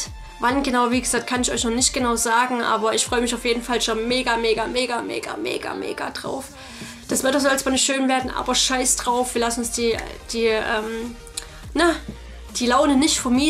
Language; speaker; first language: German; native; German